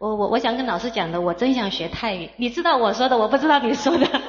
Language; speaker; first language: Chinese; native; Chinese